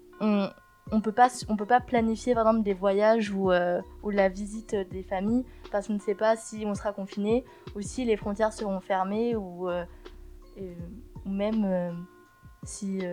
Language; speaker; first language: French; native; French